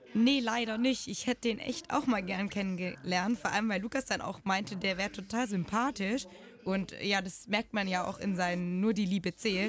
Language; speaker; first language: German; native; German